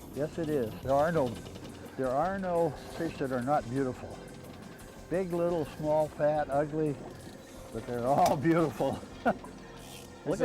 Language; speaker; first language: English; native; English